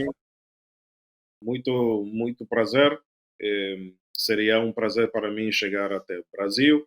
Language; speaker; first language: Portuguese; non-native, fluent; Spanish